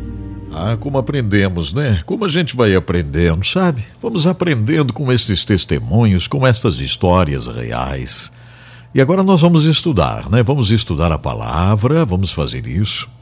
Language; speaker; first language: Portuguese; native; Portuguese